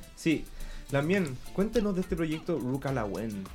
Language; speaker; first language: Spanish; non-native, local second language; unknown